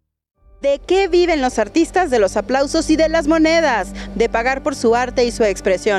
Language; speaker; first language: Spanish; native; Spanish